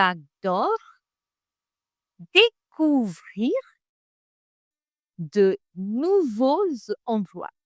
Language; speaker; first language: French; non-native, fluent; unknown